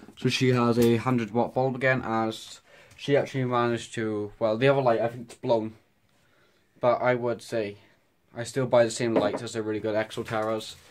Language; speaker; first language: English; native; English